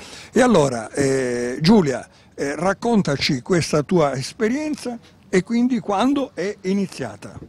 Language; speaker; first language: Italian; native; Italian